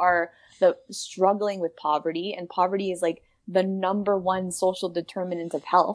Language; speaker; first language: English; native; English